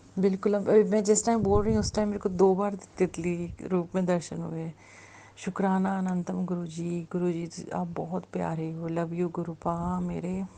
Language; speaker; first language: Hindi; native; Hindi